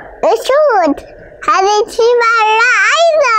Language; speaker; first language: Arabic; early bilingual, heritage; Arabic